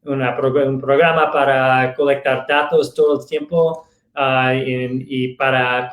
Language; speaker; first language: Spanish; non-native, fluent; English